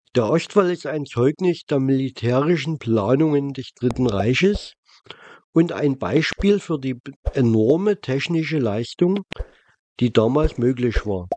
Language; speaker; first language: German; native; German